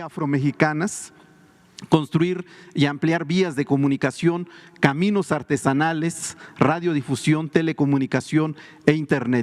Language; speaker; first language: Spanish; non-native, local second language; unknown